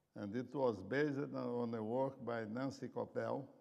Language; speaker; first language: English; non-native, fluent; Portuguese